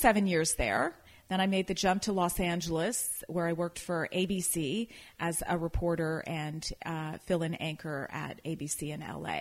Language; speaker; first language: English; native; English